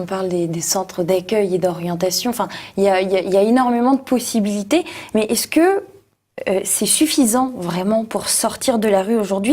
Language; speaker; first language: French; native; French